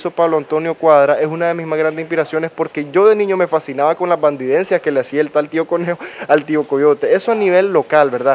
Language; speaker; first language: Spanish; native; Spanish